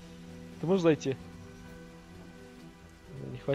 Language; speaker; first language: Russian; native; Russian